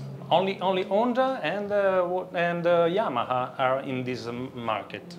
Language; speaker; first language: English; non-native, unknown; Italian